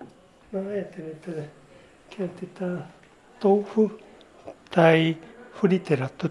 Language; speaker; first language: Finnish; non-native, learner; Japanese